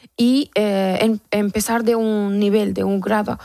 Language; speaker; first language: Spanish; non-native, learner; Persian